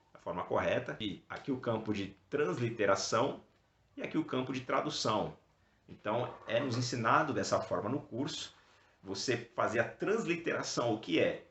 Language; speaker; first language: Portuguese; native; Portuguese